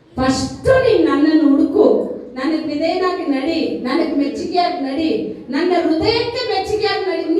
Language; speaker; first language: Kannada; non-native, local second language; Tamil